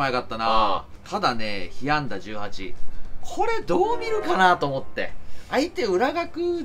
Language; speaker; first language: Japanese; native; Japanese